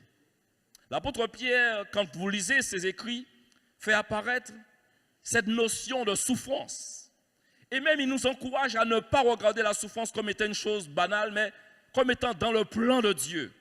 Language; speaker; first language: French; native; French